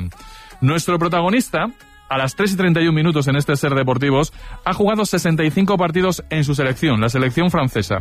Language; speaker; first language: Spanish; native; Spanish